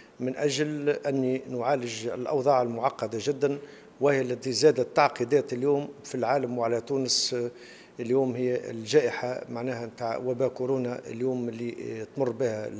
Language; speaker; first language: Arabic; native; Arabic